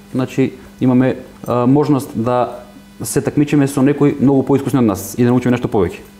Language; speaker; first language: Macedonian; native; Macedonian